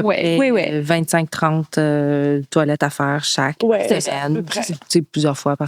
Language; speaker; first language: French; native; French